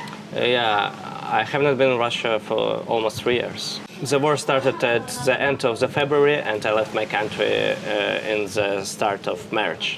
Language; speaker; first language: English; non-native, fluent; Russian